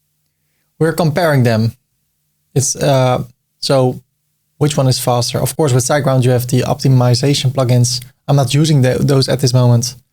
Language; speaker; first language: English; non-native, fluent; Dutch